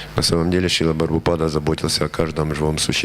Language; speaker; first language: Russian; native; Russian